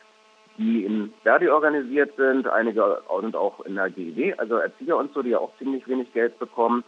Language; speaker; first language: German; native; German